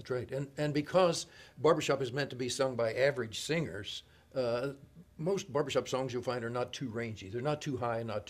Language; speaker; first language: English; native; English